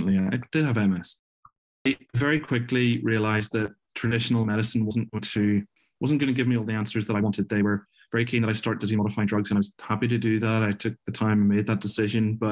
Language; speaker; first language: English; native; English